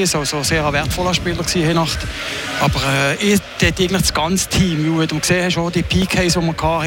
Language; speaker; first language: German; native; German